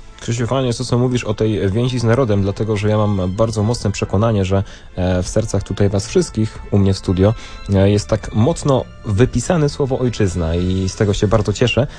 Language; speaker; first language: Polish; native; Polish